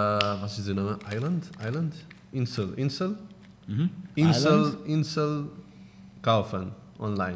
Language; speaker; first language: German; non-native, learner; Spanish